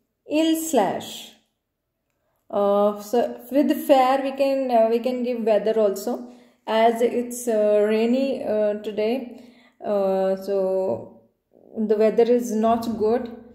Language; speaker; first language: English; non-native, local second language; Punjabi